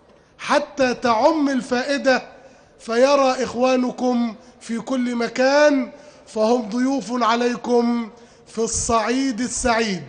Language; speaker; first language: Arabic; native; Arabic